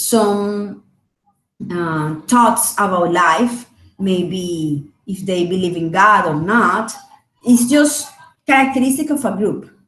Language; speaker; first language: English; non-native, fluent; Spanish